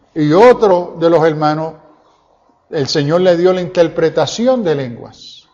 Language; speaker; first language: Spanish; early bilingual, heritage; Spanish